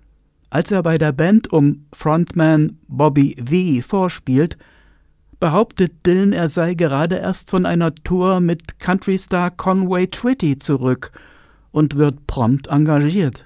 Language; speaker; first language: German; native; German